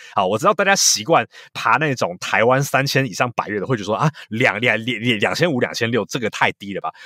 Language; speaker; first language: Chinese; native; Chinese